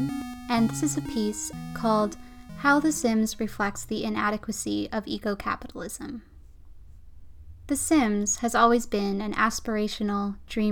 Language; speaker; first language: English; native; English